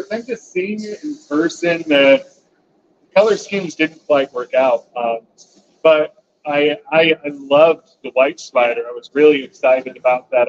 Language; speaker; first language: English; native; English